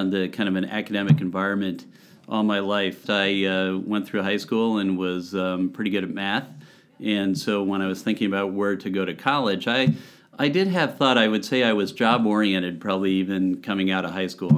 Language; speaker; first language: English; native; English